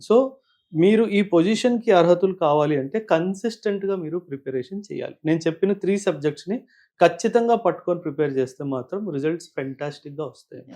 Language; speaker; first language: Telugu; non-native, local second language; Punjabi